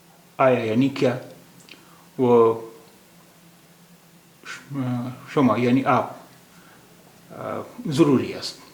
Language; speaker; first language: Persian; non-native, fluent; Urdu